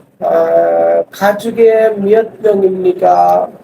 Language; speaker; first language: Korean; non-native, fluent; Bangla